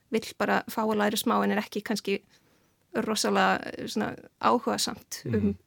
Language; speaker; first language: Icelandic; non-native, fluent; Serbian